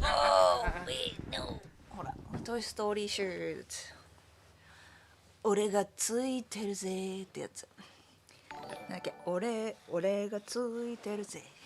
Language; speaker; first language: Japanese; native; Japanese